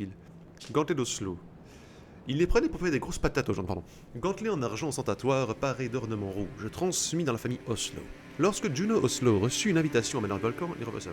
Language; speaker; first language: French; native; French